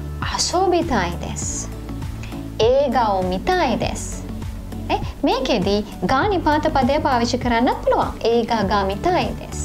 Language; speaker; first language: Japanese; non-native, fluent; Sinhala